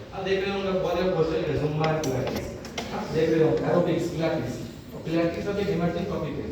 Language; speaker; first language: Hindi; non-native, local second language; Bangla